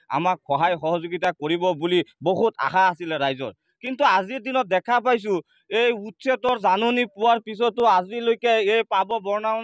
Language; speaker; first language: Assamese; non-native, local second language; Bangla